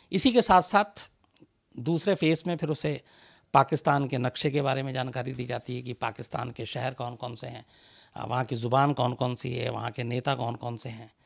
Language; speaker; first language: Hindi; native; Hindi